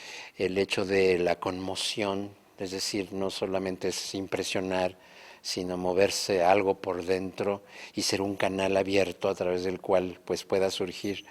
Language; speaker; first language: Spanish; native; Spanish